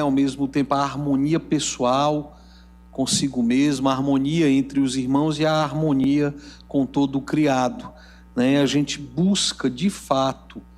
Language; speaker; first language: Portuguese; native; Portuguese